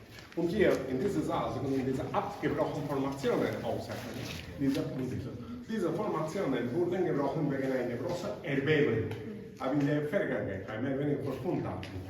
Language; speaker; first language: German; non-native, learner; Spanish